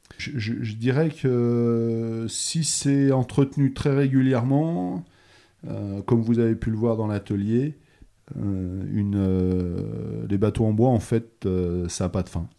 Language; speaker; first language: French; native; French